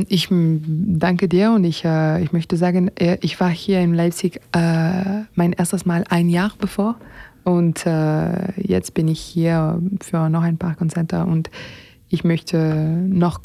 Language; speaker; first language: German; non-native, learner; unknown